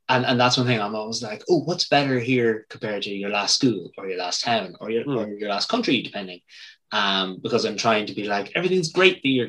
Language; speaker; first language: English; native; English